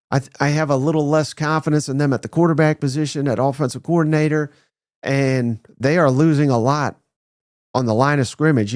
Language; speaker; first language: English; native; English